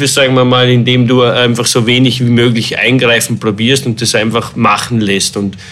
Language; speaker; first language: German; native; German